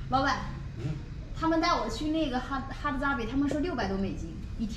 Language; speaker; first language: Chinese; native; Chinese